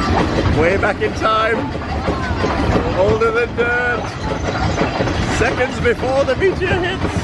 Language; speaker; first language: English; native; English